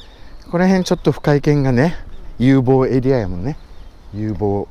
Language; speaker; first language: Japanese; native; Japanese